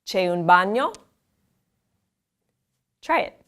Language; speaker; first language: Italian; non-native, fluent; English